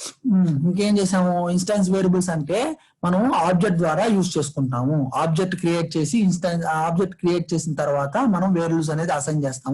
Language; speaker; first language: Telugu; native; Telugu